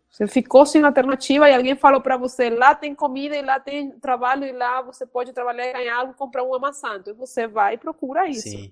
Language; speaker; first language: Portuguese; non-native, fluent; Spanish